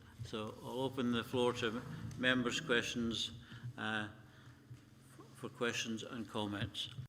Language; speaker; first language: English; native; English